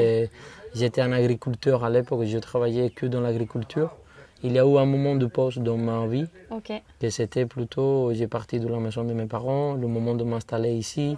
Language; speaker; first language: French; non-native, fluent; Spanish